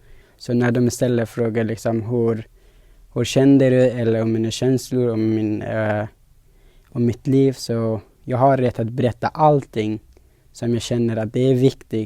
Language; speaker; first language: Swedish; non-native, fluent; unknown